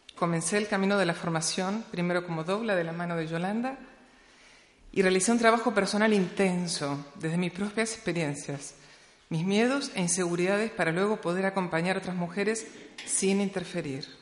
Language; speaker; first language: Spanish; native; Spanish